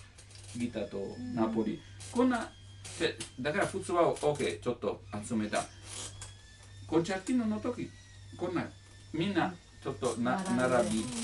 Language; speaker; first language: Japanese; non-native, learner; Italian